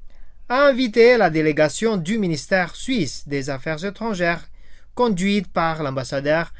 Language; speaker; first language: French; non-native, fluent; Indonesian